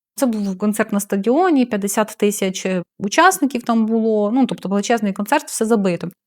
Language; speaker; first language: Ukrainian; non-native, local second language; Russian